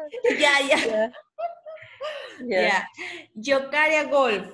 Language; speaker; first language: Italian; non-native, learner; Spanish